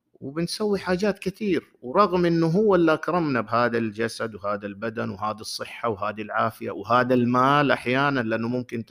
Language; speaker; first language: Arabic; native; Arabic